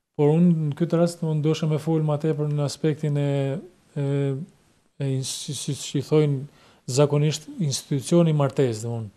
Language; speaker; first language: Albanian; native; Albanian